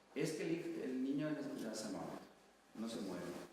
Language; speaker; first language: Spanish; non-native, local second language; Catalan